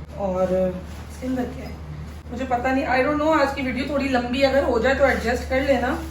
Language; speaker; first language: Urdu; native; Urdu